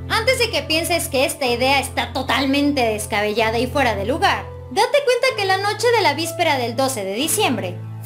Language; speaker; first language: Spanish; native; Spanish